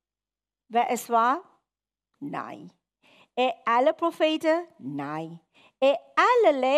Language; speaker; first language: Danish; non-native, fluent; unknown